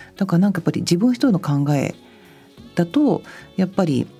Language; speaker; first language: Japanese; native; Japanese